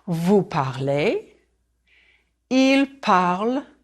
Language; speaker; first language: French; non-native, fluent; English